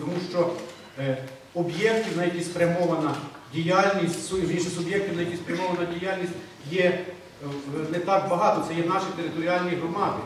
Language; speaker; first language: Ukrainian; native; Ukrainian